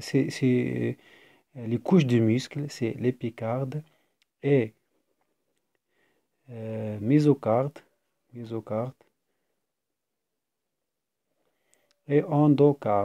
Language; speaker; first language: French; non-native, fluent; Arabic